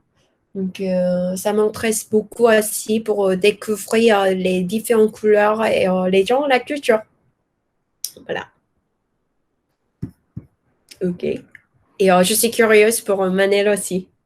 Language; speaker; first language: French; non-native, learner; Korean